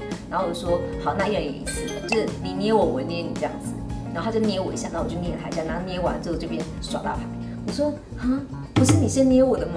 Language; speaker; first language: Chinese; native; Chinese